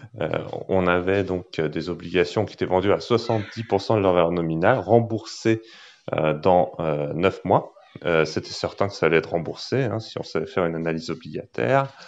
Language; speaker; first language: French; native; French